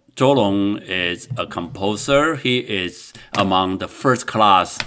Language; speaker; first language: English; non-native, fluent; Chinese